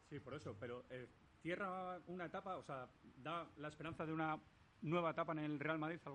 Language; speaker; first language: Spanish; native; Spanish